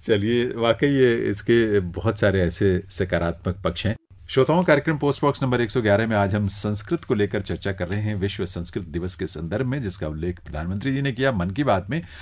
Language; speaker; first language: Hindi; native; Hindi